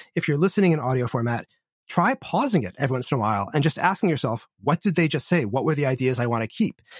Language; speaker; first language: English; native; English